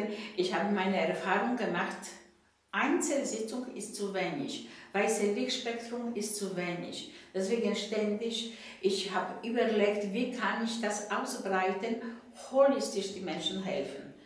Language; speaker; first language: German; non-native, fluent; Polish